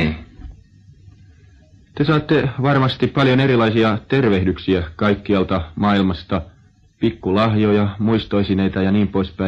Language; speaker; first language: Finnish; native; Finnish